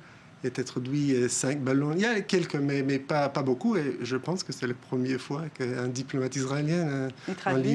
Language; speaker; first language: French; non-native, fluent; Hebrew